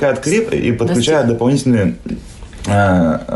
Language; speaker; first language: Russian; native; Russian